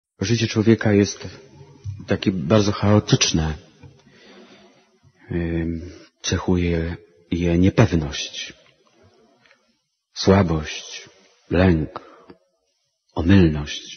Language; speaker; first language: Polish; native; Polish